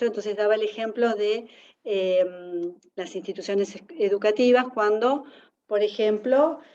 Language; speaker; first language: Spanish; native; Spanish